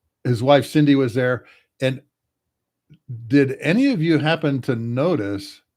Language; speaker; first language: English; native; English